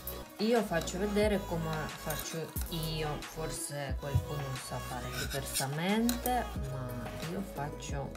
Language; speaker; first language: Italian; non-native, fluent; Russian